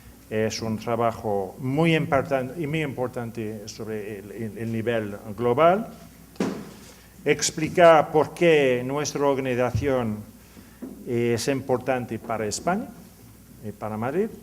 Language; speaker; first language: Spanish; non-native, learner; English